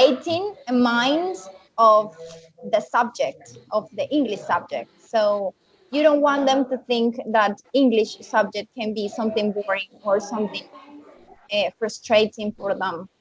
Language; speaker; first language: English; non-native, fluent; Spanish